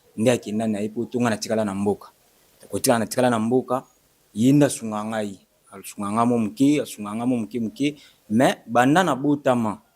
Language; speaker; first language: Lingala; non-native, local second language; Kongo